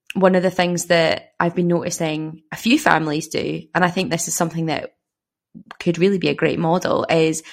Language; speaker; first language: English; native; English